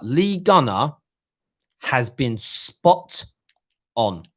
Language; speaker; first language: English; native; English